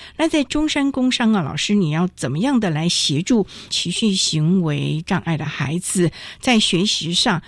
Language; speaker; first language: Chinese; native; Chinese